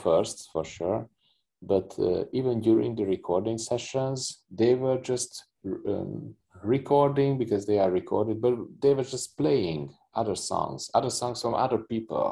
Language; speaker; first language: English; non-native, fluent; Hungarian